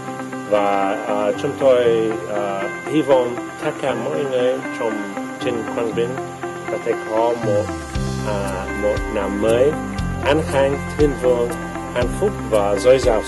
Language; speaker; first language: Vietnamese; non-native, fluent; English